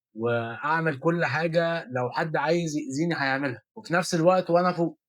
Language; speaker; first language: Arabic; native; Arabic